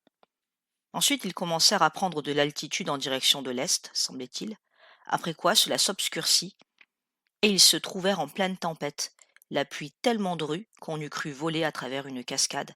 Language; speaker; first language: French; native; French